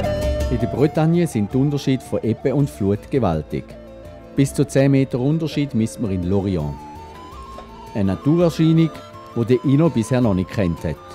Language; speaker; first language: German; native; German